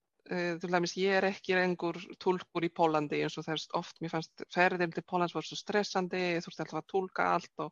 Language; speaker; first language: Icelandic; non-native, fluent; Polish